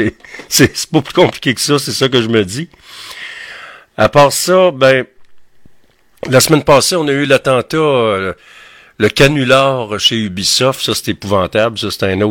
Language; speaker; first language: French; native; French